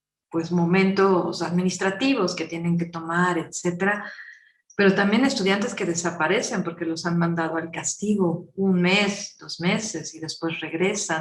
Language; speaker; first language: Spanish; native; Spanish